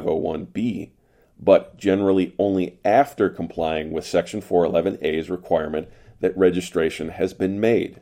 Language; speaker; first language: English; native; English